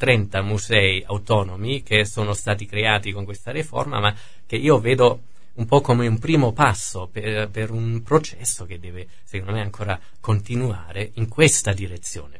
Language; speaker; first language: Italian; non-native, fluent; German